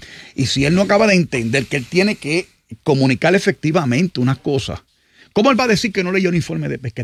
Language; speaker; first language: Spanish; native; Spanish